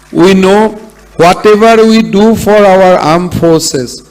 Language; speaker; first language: English; non-native, local second language; Assamese